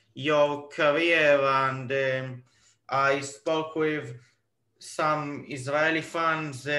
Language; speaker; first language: English; non-native, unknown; Hebrew